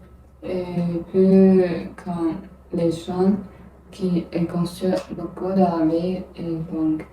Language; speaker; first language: French; non-native, learner; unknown